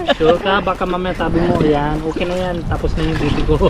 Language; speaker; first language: Filipino; non-native, learner; Punjabi